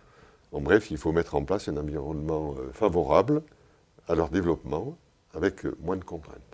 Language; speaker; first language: French; native; French